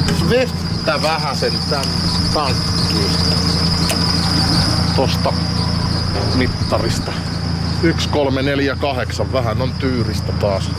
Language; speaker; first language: Finnish; native; Finnish